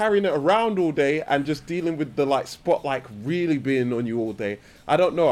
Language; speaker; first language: English; native; English